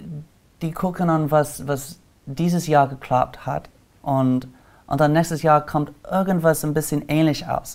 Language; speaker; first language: German; non-native, learner; English